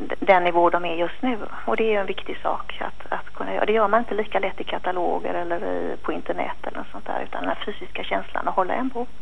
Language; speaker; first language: Swedish; native; Swedish